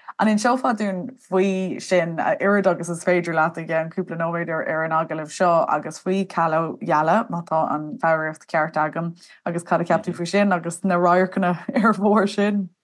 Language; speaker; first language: Irish; non-native, local second language; English